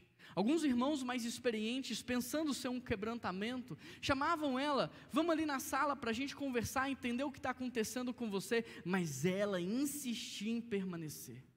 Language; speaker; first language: Portuguese; native; Portuguese